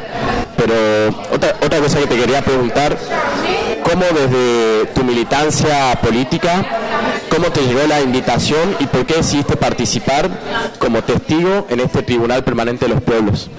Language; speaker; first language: Spanish; native; Spanish